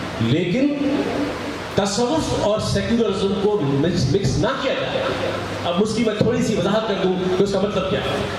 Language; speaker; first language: Urdu; non-native, local second language; Sindhi